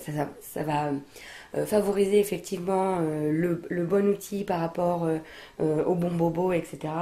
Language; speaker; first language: French; native; French